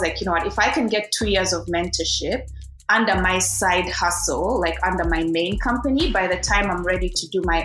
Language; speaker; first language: English; non-native, local second language; Ganda